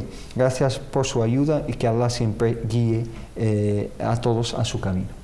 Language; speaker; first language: Spanish; native; Spanish